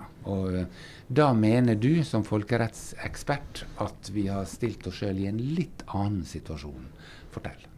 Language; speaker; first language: Norwegian; native; Norwegian